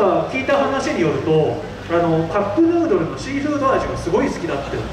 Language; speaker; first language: Japanese; native; Japanese